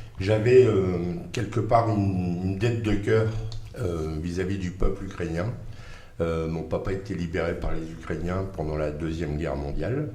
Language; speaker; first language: French; native; French